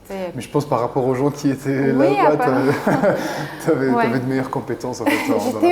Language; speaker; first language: French; native; French